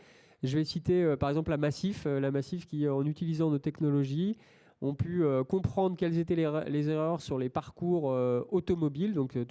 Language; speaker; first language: French; native; French